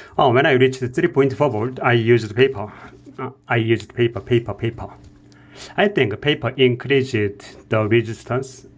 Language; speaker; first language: English; non-native, learner; Korean